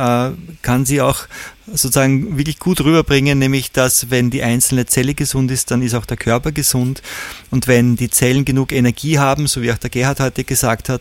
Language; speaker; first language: German; native; German